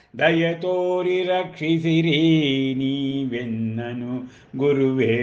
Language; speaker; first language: Kannada; native; Kannada